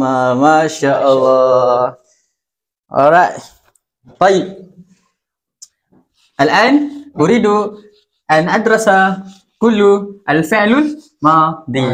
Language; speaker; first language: Arabic; non-native, learner; Malay